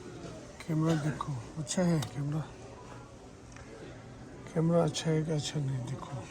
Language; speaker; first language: Hindi; non-native, local second language; Tibetan